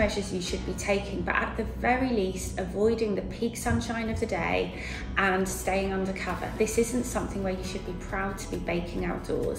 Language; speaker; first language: English; native; English